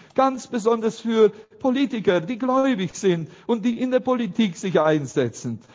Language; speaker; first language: German; non-native, fluent; Romanian